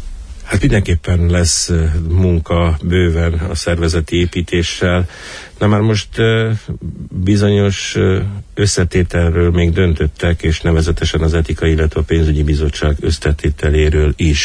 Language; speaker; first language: Hungarian; native; Hungarian